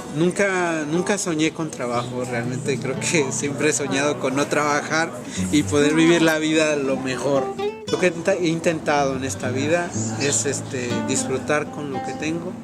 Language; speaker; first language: Spanish; native; Spanish